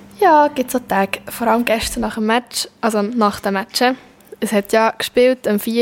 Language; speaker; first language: German; early bilingual, other home language; Spanish